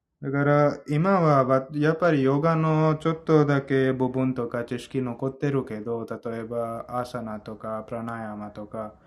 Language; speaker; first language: Japanese; non-native, learner; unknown